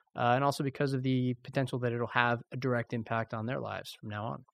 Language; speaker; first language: English; early bilingual, other home language; Spanish